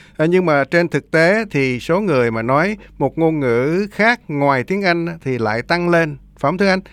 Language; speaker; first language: Vietnamese; native; Vietnamese